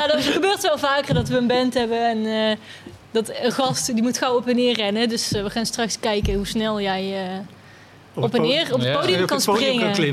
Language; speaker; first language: Dutch; native; Dutch